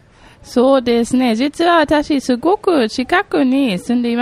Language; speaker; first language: Japanese; non-native, fluent; German